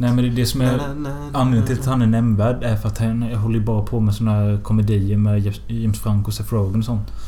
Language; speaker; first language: Swedish; native; Swedish